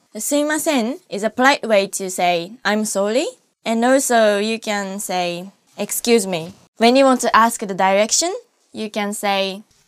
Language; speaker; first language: English; non-native, fluent; Japanese